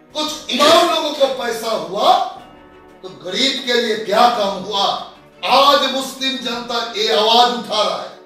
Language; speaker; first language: Hindi; non-native, local second language; Bangla